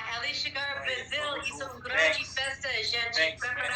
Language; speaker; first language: Portuguese; non-native, learner; English